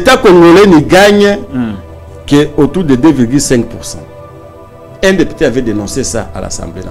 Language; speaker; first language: French; non-native, local second language; Swahili